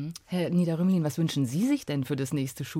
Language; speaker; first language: German; native; German